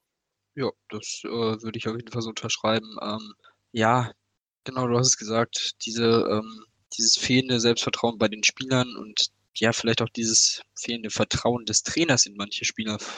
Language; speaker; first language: German; native; German